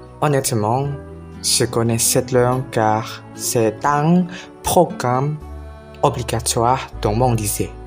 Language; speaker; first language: French; non-native, learner; Indonesian